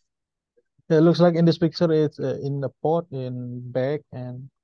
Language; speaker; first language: English; non-native, learner; Indonesian